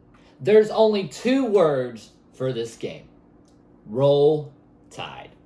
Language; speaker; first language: English; native; English